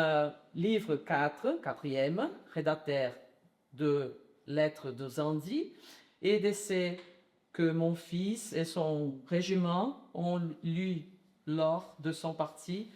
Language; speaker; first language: French; non-native, learner; Portuguese